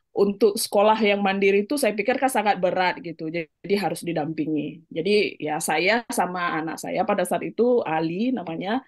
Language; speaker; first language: Indonesian; non-native, local second language; Achinese